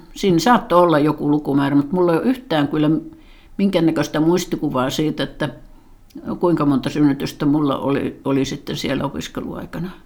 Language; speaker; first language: Finnish; native; Finnish